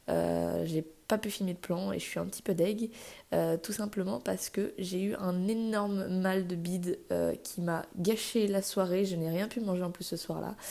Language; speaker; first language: French; native; French